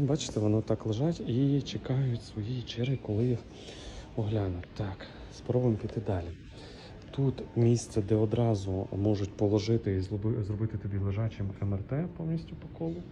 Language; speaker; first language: Ukrainian; native; Ukrainian